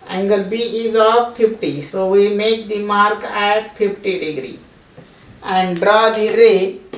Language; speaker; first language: English; non-native, local second language; Marathi